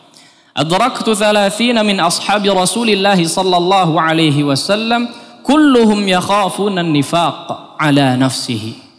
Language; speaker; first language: Indonesian; native; Indonesian